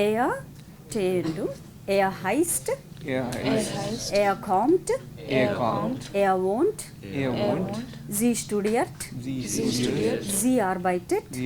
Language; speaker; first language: German; non-native, fluent; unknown